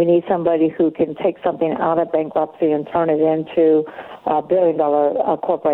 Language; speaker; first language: English; native; English